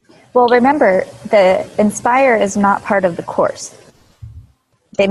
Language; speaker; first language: English; native; English